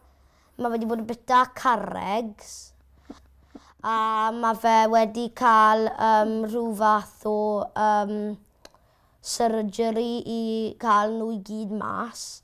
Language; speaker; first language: Welsh; native; Welsh